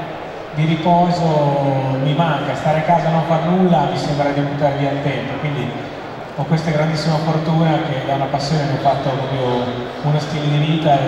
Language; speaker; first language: Italian; native; Italian